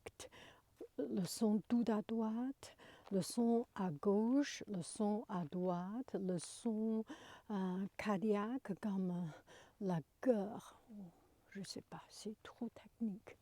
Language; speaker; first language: French; non-native, learner; Chinese